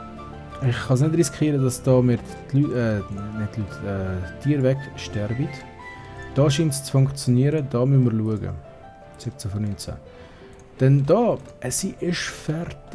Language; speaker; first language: German; native; German